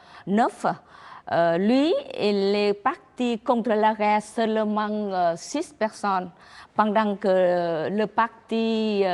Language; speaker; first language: French; non-native, learner; Vietnamese